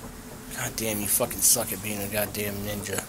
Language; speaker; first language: English; native; English